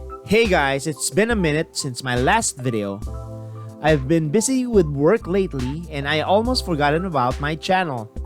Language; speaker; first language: English; non-native, local second language; Filipino